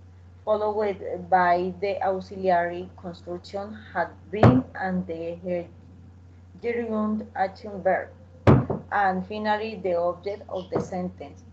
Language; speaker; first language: English; non-native, learner; Spanish